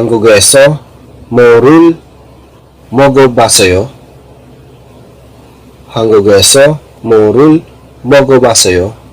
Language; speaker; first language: Korean; non-native, learner; Filipino